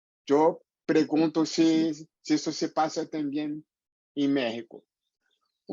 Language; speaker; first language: Spanish; non-native, fluent; Portuguese